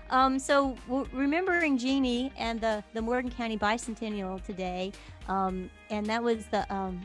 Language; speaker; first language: English; native; English